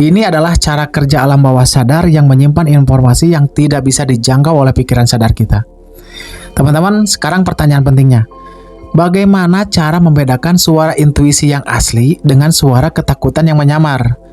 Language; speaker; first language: Indonesian; native; Indonesian